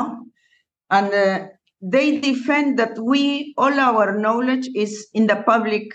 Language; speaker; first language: English; non-native, learner; Spanish